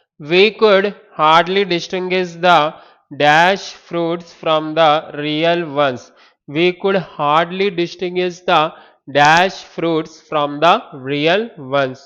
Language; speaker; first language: English; non-native, local second language; Telugu